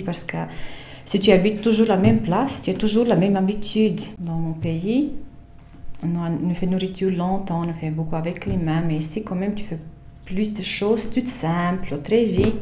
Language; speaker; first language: French; non-native, fluent; Latvian